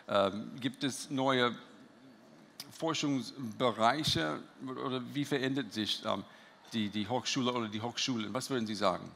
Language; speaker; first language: German; non-native, fluent; English